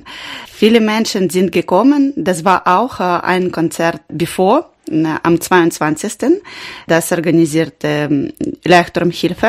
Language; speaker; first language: German; non-native, learner; Ukrainian